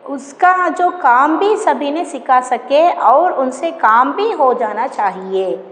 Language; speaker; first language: Hindi; non-native, local second language; Kannada